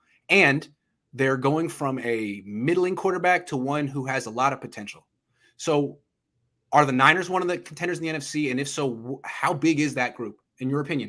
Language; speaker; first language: English; native; English